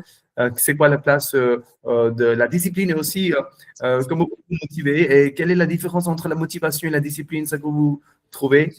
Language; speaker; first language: French; non-native, fluent; Hindi